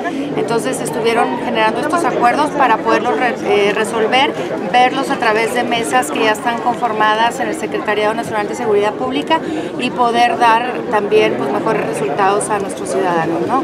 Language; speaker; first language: Spanish; native; Spanish